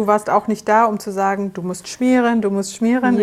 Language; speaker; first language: German; native; German